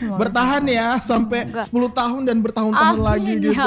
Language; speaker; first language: Indonesian; native; Indonesian